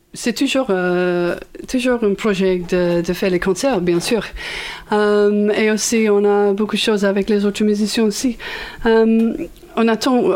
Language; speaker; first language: French; non-native, learner; English